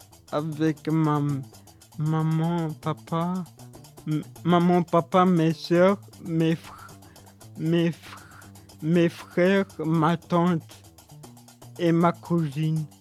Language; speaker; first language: French; early bilingual, other home language; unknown